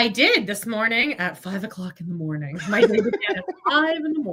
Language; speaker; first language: English; native; English